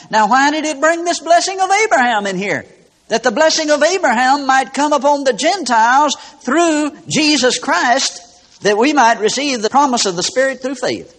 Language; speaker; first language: English; native; English